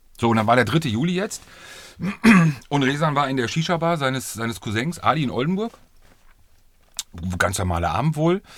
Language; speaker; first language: German; native; German